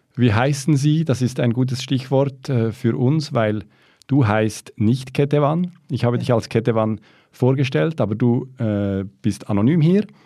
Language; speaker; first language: German; native; German